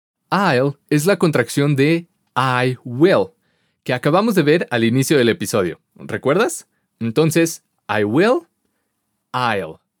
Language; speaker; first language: Spanish; native; Spanish